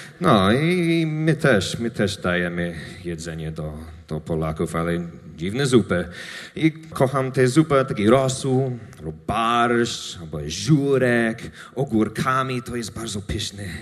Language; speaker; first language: Polish; non-native, learner; English